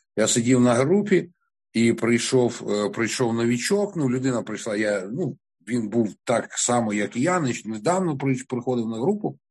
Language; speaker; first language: Ukrainian; non-native, local second language; Russian